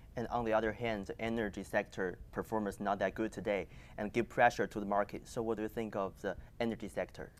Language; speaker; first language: English; non-native, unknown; Chinese